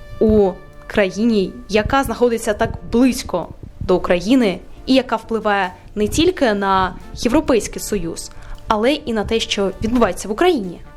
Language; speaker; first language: Ukrainian; native; Ukrainian